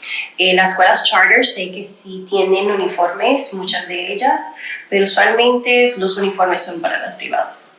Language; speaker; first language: Spanish; early bilingual, other home language; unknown